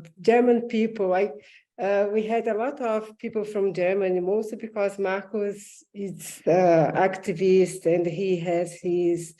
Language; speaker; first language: English; non-native, learner; Portuguese